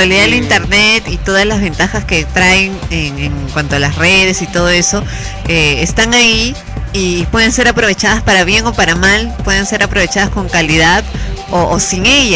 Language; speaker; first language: Spanish; native; Spanish